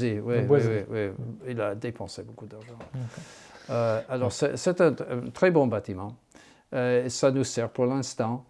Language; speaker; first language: French; non-native, fluent; English